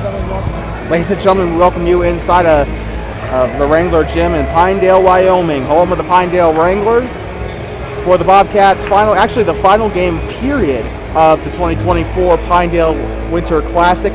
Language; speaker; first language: English; native; English